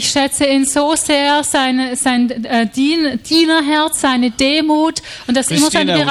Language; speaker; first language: German; native; German